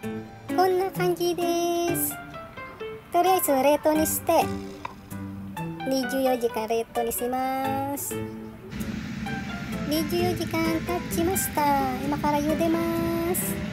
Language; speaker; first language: Japanese; non-native, fluent; Filipino